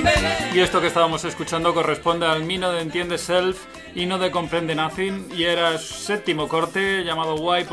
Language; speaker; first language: Spanish; native; Spanish